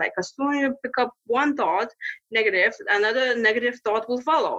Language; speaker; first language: English; non-native, fluent; Lithuanian